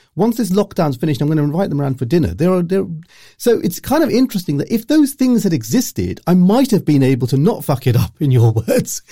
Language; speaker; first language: English; early bilingual, other home language; Urdu